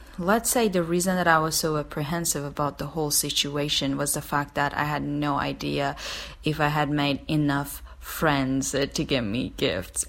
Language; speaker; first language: English; non-native, fluent; Persian